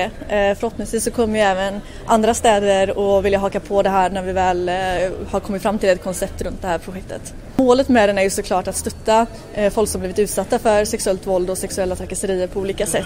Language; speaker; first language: Swedish; native; Swedish